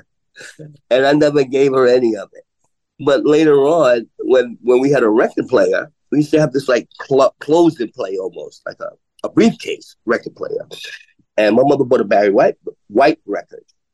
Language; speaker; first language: English; native; English